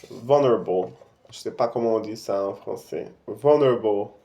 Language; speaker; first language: French; non-native, fluent; Portuguese